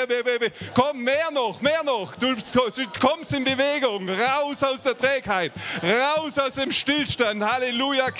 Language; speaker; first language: German; native; German